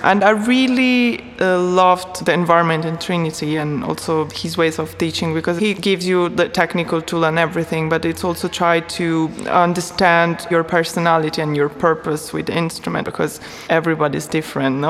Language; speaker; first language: English; non-native, fluent; Italian